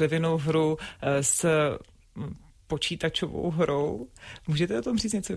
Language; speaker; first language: Czech; native; Czech